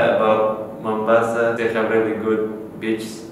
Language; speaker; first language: English; non-native, fluent; Uzbek